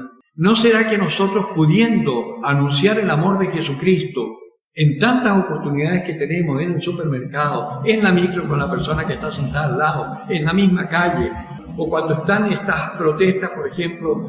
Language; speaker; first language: Spanish; native; Spanish